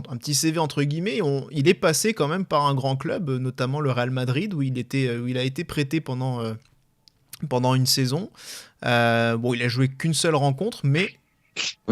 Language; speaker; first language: French; native; French